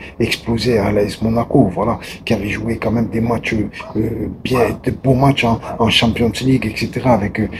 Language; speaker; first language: French; native; French